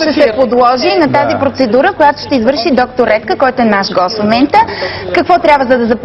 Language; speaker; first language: Bulgarian; native; Bulgarian